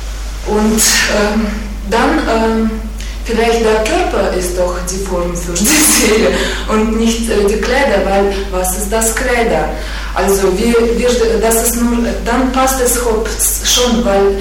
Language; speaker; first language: German; non-native, fluent; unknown